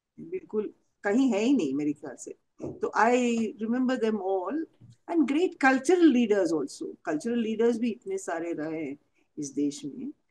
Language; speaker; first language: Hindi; non-native, local second language; Tamil